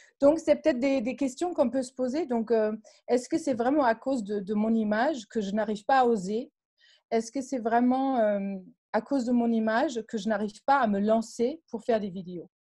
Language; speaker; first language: French; non-native, fluent; German